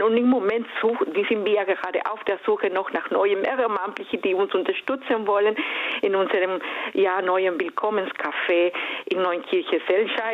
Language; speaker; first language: German; non-native, fluent; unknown